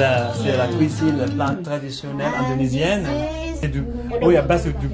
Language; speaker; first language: French; non-native, learner; Indonesian